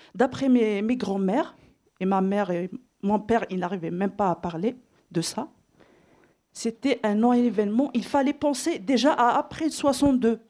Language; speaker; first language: French; non-native, local second language; Kabyle